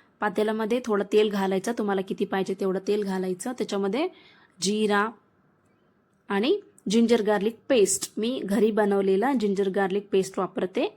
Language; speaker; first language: Marathi; non-native, local second language; Kannada